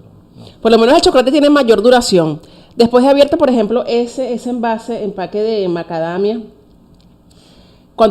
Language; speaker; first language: Spanish; native; Spanish